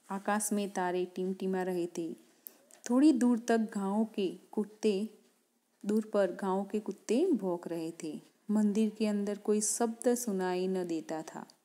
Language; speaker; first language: Hindi; non-native, local second language; Gujarati